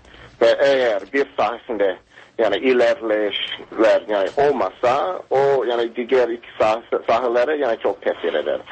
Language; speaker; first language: Turkish; non-native, fluent; English